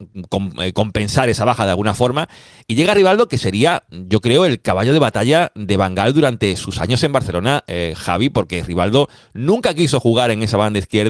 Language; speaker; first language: Spanish; native; Spanish